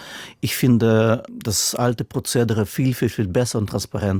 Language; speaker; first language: German; non-native, fluent; Russian